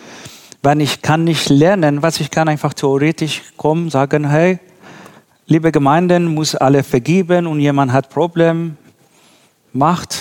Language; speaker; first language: German; non-native, learner; Persian